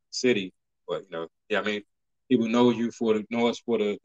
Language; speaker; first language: English; native; English